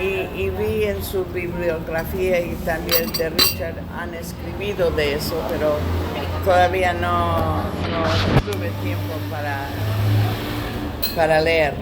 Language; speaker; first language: Spanish; non-native, learner; English